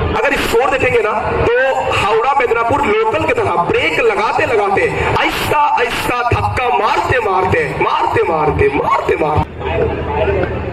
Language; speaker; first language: Hindi; non-native, local second language; Bangla